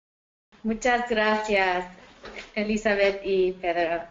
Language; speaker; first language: Spanish; early bilingual, heritage; Spanish